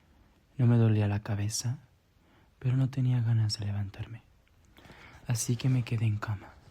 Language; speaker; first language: Spanish; native; Spanish